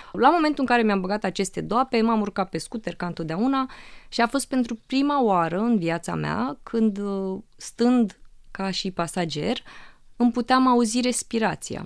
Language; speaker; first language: Romanian; non-native, local second language; Russian